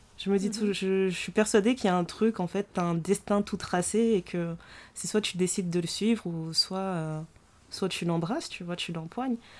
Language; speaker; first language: French; early bilingual, other home language; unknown